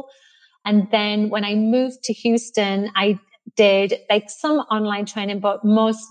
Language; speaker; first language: English; native; English